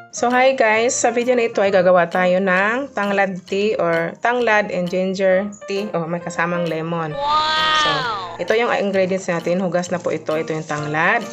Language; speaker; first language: Filipino; non-native, local second language; Cebuano